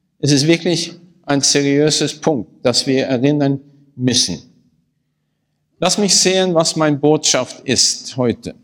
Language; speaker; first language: German; non-native, learner; Norwegian